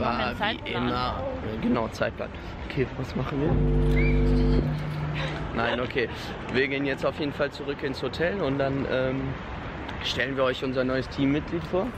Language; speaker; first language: German; native; German